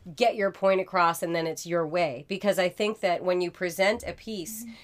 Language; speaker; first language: English; native; English